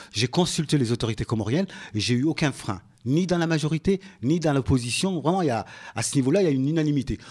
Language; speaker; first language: French; early bilingual, other home language; Ngazidja Comorian